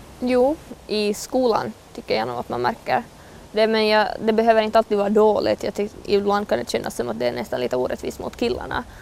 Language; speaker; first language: Swedish; native; Swedish